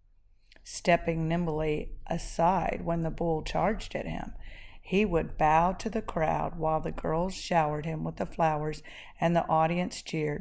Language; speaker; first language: English; native; English